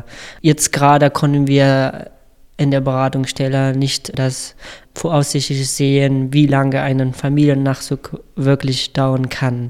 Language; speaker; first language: German; non-native, fluent; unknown